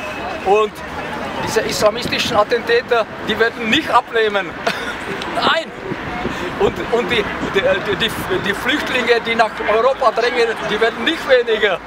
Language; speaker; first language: German; non-native, fluent; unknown